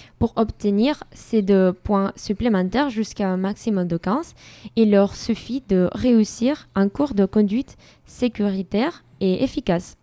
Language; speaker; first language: French; non-native, fluent; Spanish